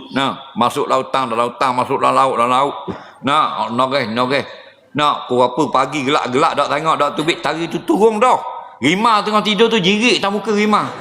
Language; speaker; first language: Malay; native; Malay